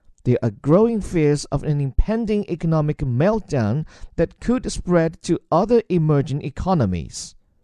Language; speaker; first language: English; non-native, fluent; Chinese